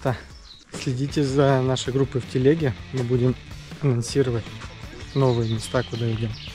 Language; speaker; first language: Russian; native; Russian